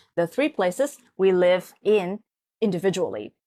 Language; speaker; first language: English; non-native, fluent; Chinese